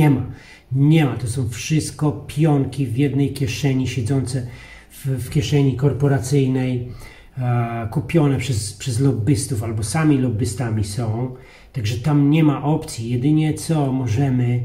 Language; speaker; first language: Polish; native; Polish